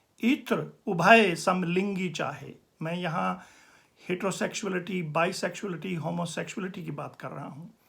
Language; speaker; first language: Hindi; native; Hindi